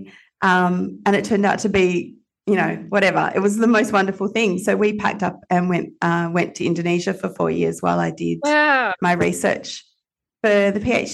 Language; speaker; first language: English; native; English